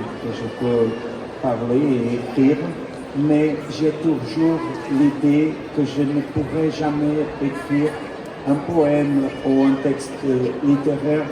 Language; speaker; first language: French; non-native, fluent; Portuguese